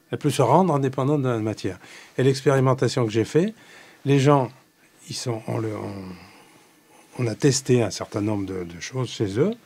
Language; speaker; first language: French; native; French